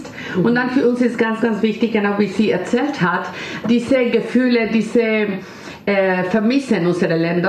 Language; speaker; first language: German; non-native, learner; Spanish